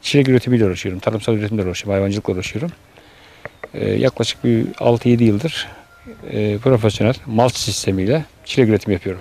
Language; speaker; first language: Turkish; native; Turkish